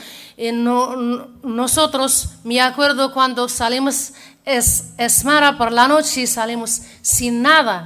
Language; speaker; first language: Spanish; non-native, learner; Arabic